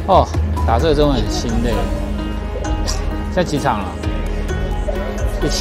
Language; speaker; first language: Chinese; native; Chinese